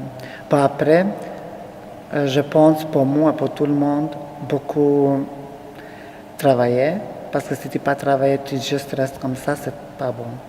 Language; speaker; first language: French; non-native, learner; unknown